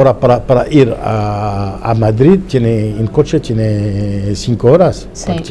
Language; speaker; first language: Spanish; non-native, fluent; Arabic